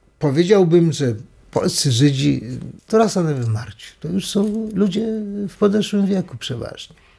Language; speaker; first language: Polish; native; Polish